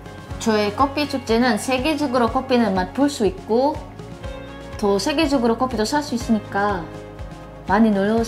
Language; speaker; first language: Korean; non-native, fluent; Indonesian